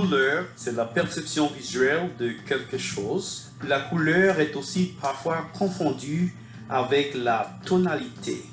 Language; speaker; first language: French; non-native, fluent; Spanish